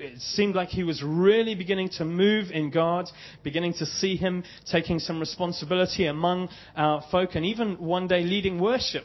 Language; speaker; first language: English; native; English